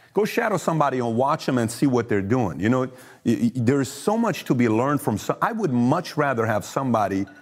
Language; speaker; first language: English; early bilingual, other home language; Persian